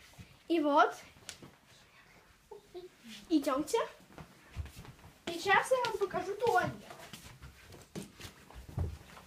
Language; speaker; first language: Russian; early bilingual, heritage; Russian